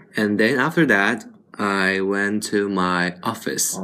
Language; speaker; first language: English; non-native, fluent; Chinese